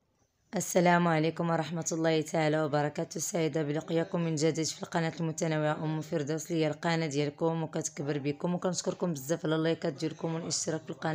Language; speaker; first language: Arabic; native; Arabic